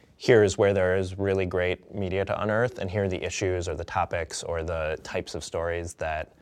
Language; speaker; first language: English; native; English